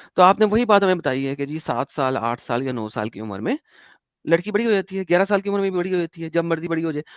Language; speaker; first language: Urdu; non-native, local second language; Punjabi